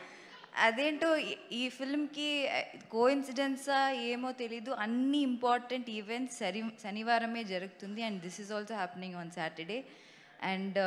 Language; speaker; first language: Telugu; non-native, local second language; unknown